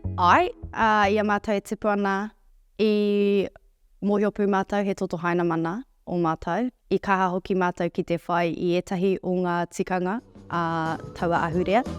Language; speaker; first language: Māori; native; Māori